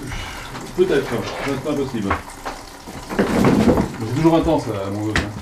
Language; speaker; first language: French; native; French